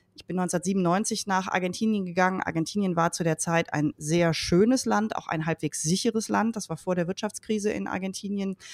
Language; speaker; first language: German; native; German